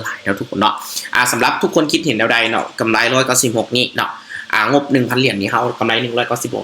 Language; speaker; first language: Thai; non-native, local second language; Northeastern Thai